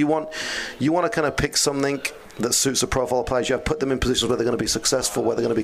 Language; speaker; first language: English; native; English